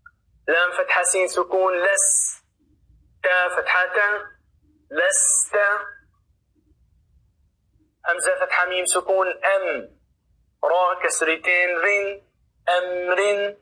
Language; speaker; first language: Arabic; non-native, fluent; Oromo